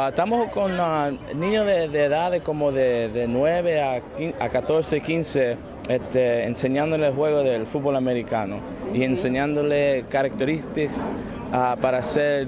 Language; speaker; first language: Spanish; early bilingual, heritage; Spanish